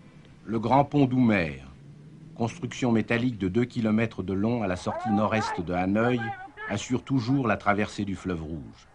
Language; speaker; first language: French; native; French